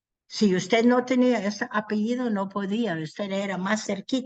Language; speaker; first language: Spanish; non-native, learner; English